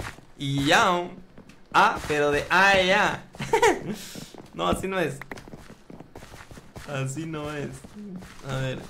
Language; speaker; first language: Spanish; native; Spanish